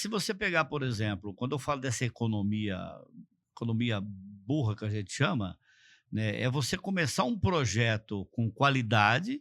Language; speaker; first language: Portuguese; native; Portuguese